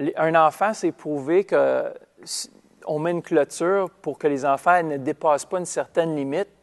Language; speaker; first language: French; native; French